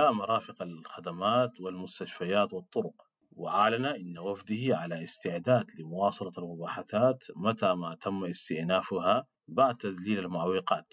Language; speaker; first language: Arabic; native; Arabic